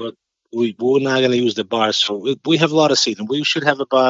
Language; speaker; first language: English; non-native, fluent; Albanian